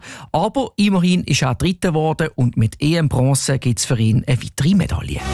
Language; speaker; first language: German; native; German